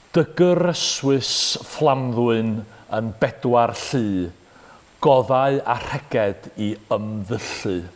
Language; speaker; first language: Welsh; native; Welsh